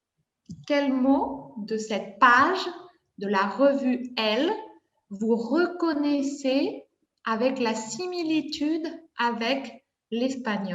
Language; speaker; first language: French; non-native, fluent; Spanish